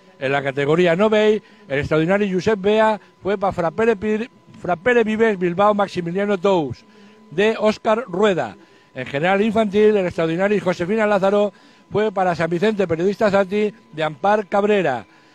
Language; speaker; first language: Spanish; native; Spanish